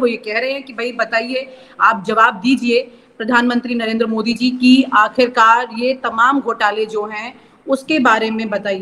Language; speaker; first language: Hindi; native; Hindi